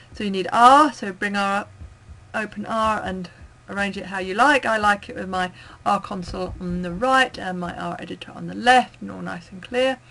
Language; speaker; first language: English; native; English